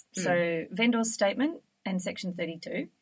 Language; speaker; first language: English; native; English